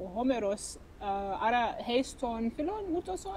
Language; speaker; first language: Greek; non-native, fluent; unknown